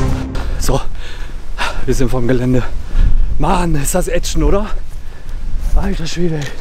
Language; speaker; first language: German; native; German